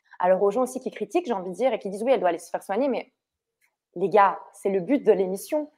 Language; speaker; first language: French; early bilingual, other home language; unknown